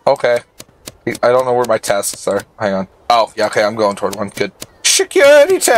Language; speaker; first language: English; native; English